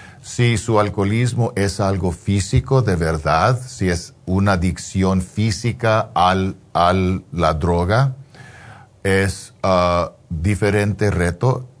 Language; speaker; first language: Spanish; non-native, fluent; English